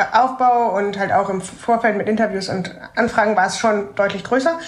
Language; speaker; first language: German; native; German